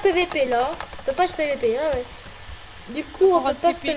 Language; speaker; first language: French; native; French